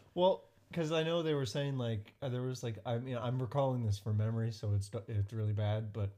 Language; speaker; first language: English; native; English